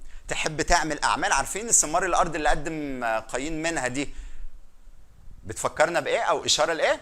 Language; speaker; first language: Arabic; native; Arabic